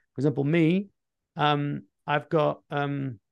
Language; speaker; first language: English; early bilingual, other home language; French